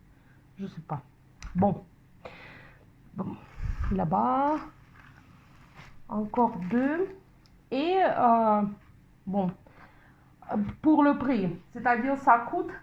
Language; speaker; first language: French; non-native, fluent; Russian